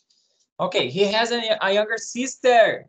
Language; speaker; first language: English; non-native, fluent; Portuguese